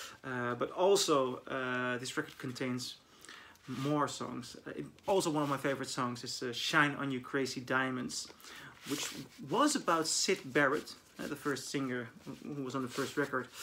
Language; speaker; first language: English; non-native, fluent; Dutch